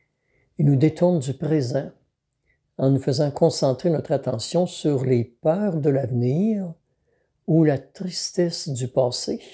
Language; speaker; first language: French; native; French